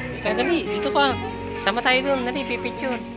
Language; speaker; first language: Filipino; native; Filipino